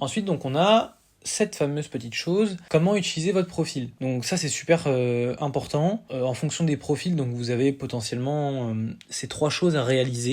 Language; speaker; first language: French; native; French